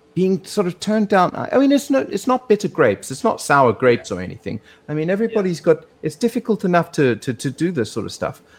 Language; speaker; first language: English; native; English